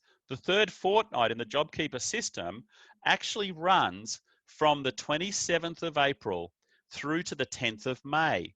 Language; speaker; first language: English; native; English